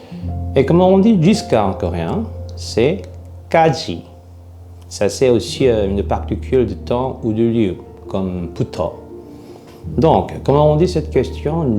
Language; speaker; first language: French; non-native, fluent; Korean